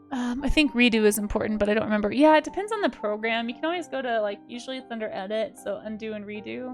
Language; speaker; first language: English; native; English